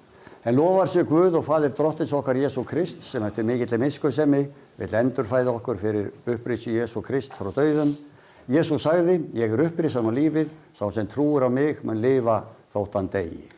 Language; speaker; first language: Icelandic; native; Icelandic